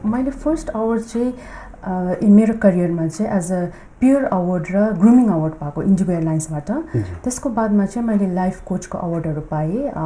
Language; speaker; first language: Nepali; native; Nepali